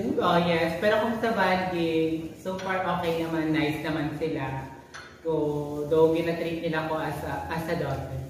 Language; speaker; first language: Filipino; non-native, local second language; Cebuano